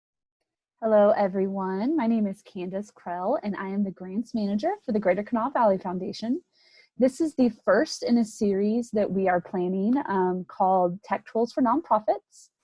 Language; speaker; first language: English; native; English